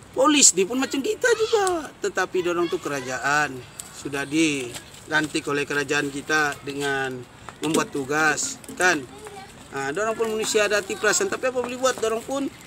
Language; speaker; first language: Malay; non-native, local second language; Central Dusun